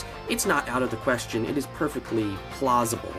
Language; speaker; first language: English; native; English